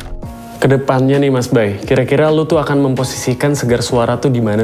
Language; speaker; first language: Indonesian; native; Indonesian